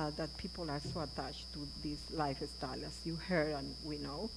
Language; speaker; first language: English; non-native, learner; Spanish